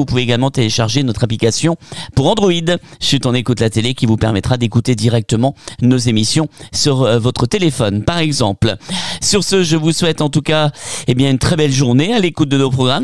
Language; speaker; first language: French; native; French